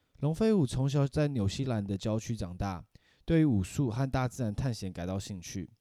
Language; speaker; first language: Chinese; native; Chinese